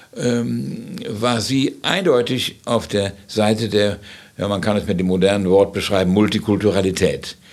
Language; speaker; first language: German; native; German